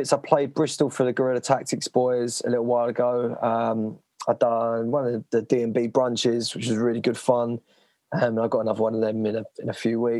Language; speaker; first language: English; native; English